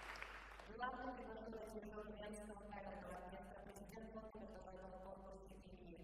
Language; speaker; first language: Russian; native; Russian